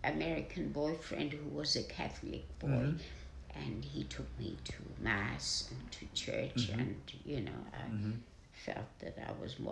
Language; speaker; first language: English; non-native, local second language; German